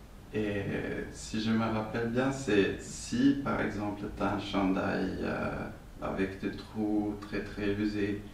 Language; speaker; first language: French; non-native, fluent; Swedish